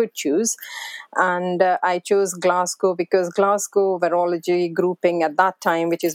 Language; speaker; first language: English; non-native, local second language; Hindi